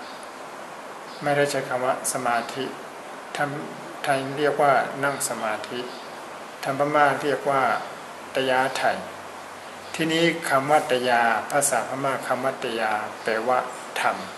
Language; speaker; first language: Thai; non-native, fluent; Burmese